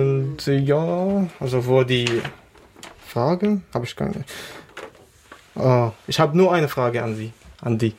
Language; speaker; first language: German; non-native, learner; Arabic